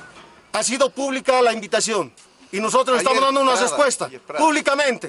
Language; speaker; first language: Spanish; native; Spanish